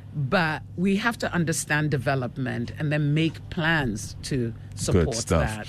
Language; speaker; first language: English; non-native, local second language; Akan